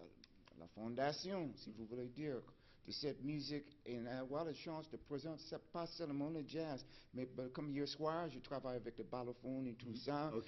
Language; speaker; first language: French; non-native, fluent; English